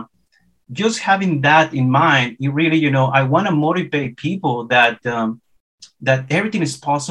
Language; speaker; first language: English; non-native, fluent; Spanish